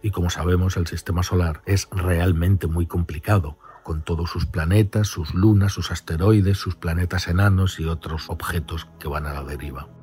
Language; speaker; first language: Spanish; native; Spanish